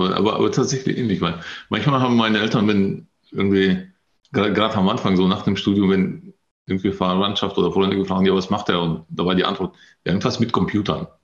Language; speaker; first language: German; early bilingual, other home language; Russian